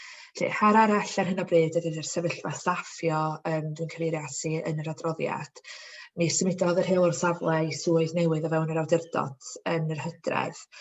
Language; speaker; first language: Welsh; native; Welsh